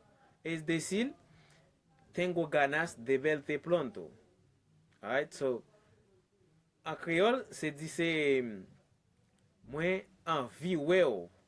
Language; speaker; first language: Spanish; non-native, learner; Haitian Creole